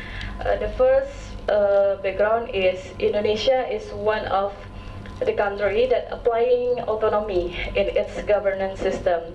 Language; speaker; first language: English; non-native, local second language; Indonesian